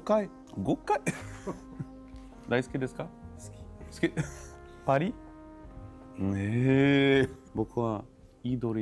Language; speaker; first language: Japanese; non-native, learner; French